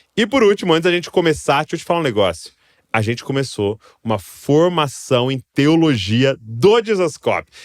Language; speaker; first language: Portuguese; native; Portuguese